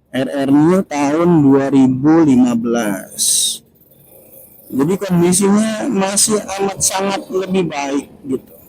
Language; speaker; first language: Indonesian; native; Indonesian